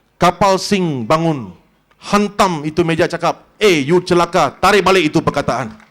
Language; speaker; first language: Malay; non-native, local second language; Tamil